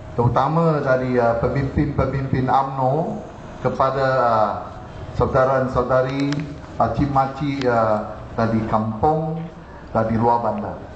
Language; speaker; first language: Malay; non-native, local second language; Chinese